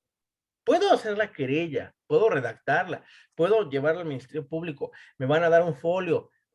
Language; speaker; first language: Spanish; native; Spanish